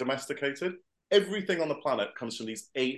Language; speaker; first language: English; native; English